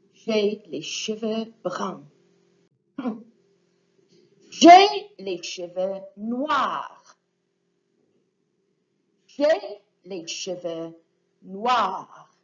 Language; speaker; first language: French; non-native, fluent; English